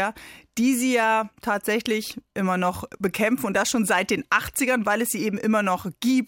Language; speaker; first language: German; native; German